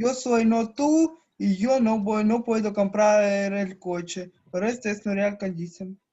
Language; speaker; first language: Spanish; non-native, learner; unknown